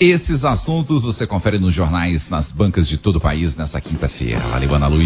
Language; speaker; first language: Portuguese; native; Portuguese